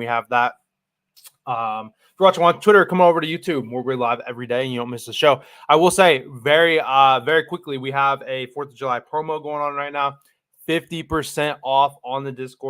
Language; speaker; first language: English; native; English